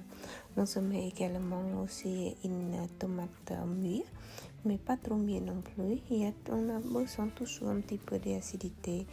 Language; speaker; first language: French; non-native, fluent; Khmer